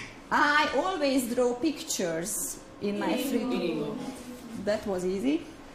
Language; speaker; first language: English; non-native, fluent; Hungarian